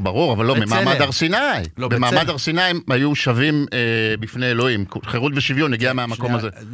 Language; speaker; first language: Hebrew; native; Hebrew